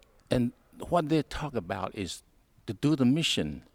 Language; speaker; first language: English; non-native, learner; Hakka Chinese